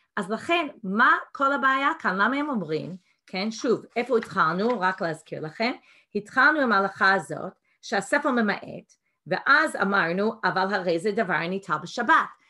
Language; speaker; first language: Hebrew; non-native, fluent; English